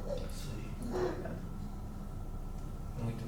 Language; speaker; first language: Portuguese; non-native, learner; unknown